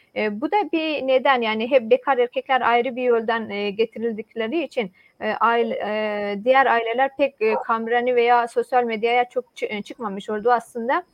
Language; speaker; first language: Turkish; non-native, fluent; Persian